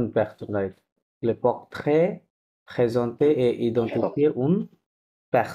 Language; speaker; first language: French; non-native, fluent; Bangla